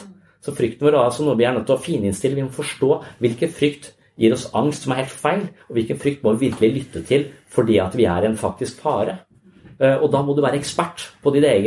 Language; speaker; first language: Norwegian; native; Norwegian